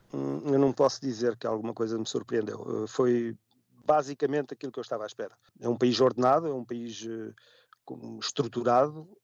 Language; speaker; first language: Portuguese; native; Portuguese